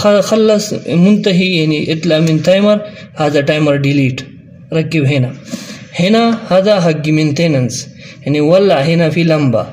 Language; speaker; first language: Arabic; non-native, learner; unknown